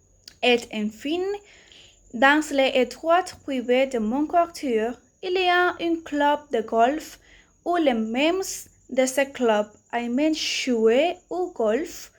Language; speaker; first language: French; non-native, learner; Spanish